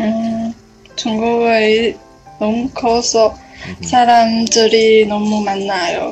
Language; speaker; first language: Korean; non-native, learner; Chinese